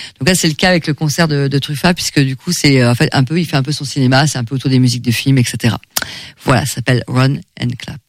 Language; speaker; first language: French; native; French